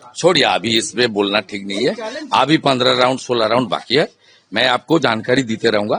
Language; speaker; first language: Hindi; non-native, local second language; Bangla